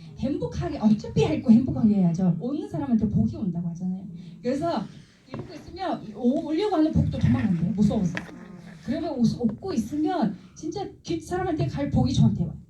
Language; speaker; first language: Korean; non-native, fluent; Mongolian